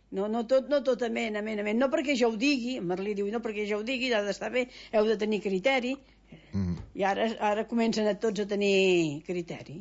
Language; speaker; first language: Catalan; native; Catalan